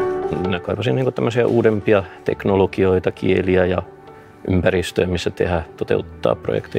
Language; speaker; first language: Finnish; native; Finnish